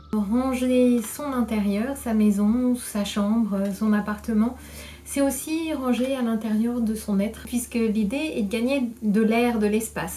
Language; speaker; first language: French; native; French